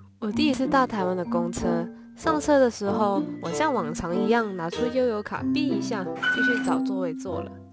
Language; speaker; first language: Chinese; non-native, local second language; Cantonese